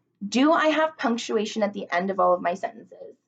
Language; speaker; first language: English; native; English